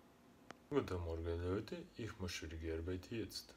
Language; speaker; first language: German; non-native, learner; Russian